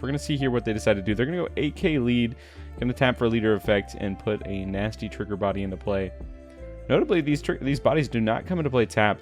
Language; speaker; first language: English; native; English